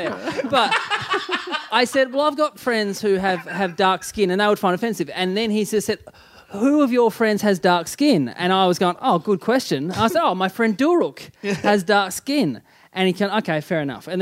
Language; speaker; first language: English; native; English